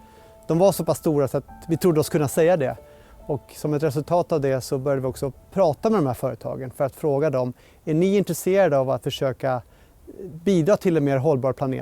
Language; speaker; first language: Swedish; native; Swedish